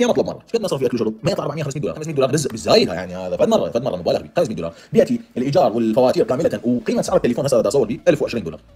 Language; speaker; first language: Arabic; native; Arabic